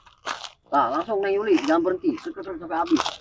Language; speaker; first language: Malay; non-native, local second language; Sundanese